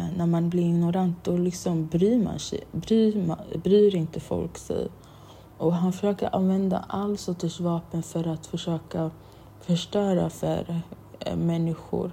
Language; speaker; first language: Swedish; non-native, local second language; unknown